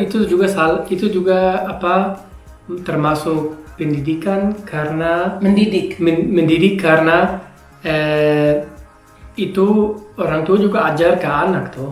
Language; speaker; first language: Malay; non-native, fluent; German